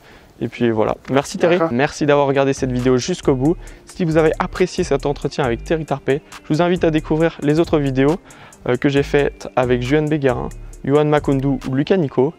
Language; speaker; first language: French; native; French